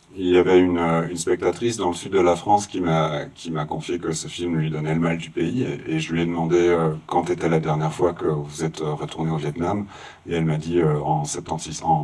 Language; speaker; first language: French; native; French